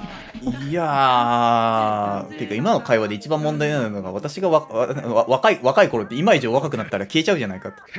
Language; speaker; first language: Japanese; native; Japanese